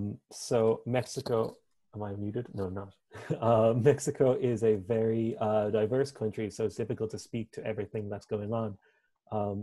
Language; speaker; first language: English; native; English